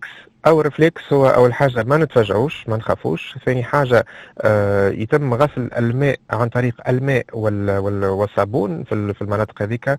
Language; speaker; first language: Arabic; native; Arabic